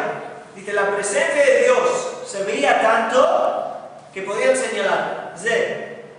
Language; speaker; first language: Spanish; non-native, fluent; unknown